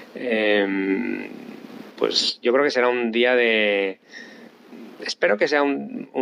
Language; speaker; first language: Spanish; native; Spanish